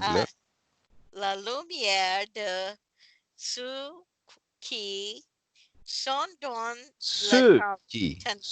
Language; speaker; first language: French; non-native, learner; English